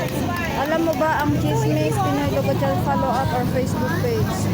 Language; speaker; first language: Filipino; non-native, local second language; Cebuano